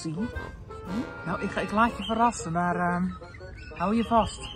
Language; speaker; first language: Dutch; native; Dutch